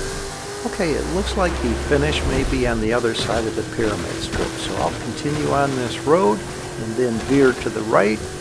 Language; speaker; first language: English; native; English